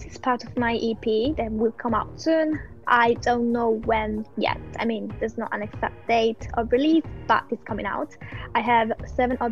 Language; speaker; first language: English; non-native, fluent; Italian